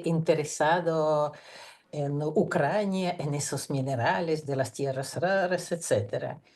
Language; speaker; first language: Spanish; non-native, fluent; Russian